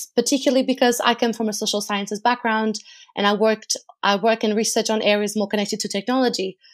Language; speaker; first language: English; non-native, fluent; Portuguese